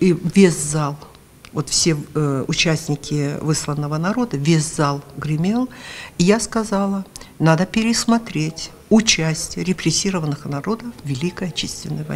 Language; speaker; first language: Russian; non-native, local second language; Karachay-Balkar